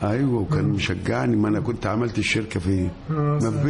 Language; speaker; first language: Arabic; native; Arabic